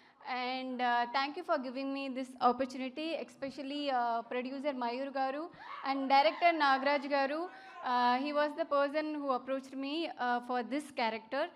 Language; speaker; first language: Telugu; non-native, learner; Tamil